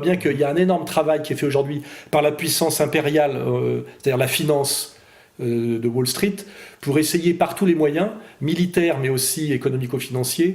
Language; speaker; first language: French; native; French